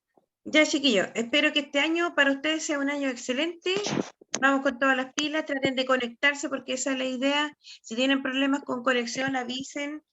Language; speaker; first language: Spanish; native; Spanish